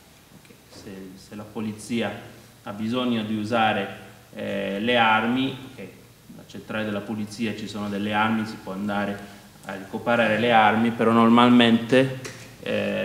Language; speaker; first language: Italian; non-native, fluent; Maltese